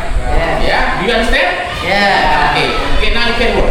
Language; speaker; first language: English; non-native, fluent; Indonesian